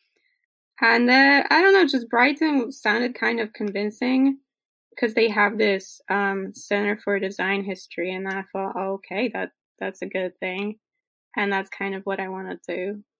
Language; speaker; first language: English; non-native, fluent; Polish